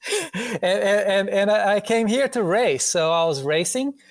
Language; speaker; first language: English; non-native, fluent; Portuguese